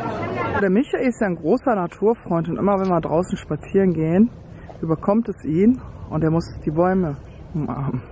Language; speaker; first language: German; native; German